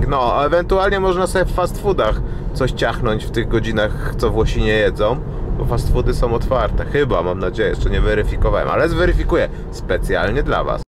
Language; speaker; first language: Polish; native; Polish